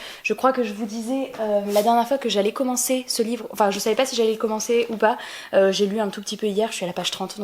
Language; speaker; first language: French; native; French